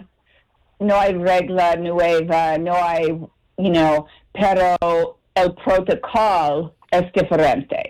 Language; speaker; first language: Spanish; non-native, learner; English